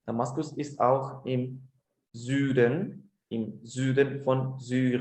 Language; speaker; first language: German; non-native, fluent; Spanish